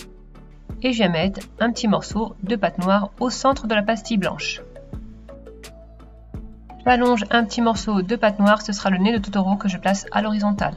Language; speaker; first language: French; native; French